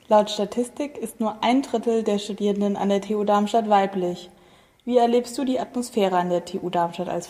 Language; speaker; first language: German; native; German